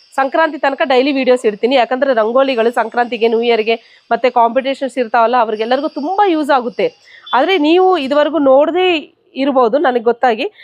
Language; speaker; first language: Kannada; native; Kannada